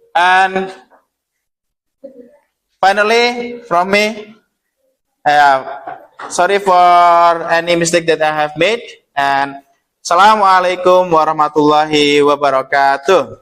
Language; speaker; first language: English; non-native, learner; Indonesian